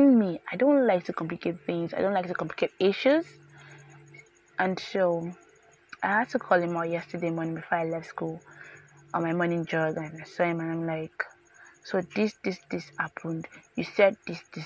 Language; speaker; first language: English; non-native, local second language; Yoruba